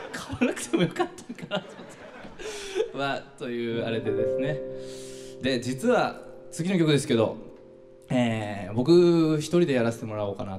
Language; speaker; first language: Japanese; native; Japanese